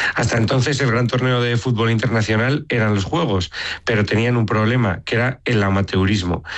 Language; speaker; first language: Spanish; native; Spanish